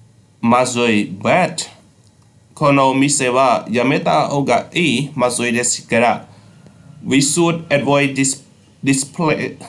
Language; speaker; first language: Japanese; non-native, learner; Khmer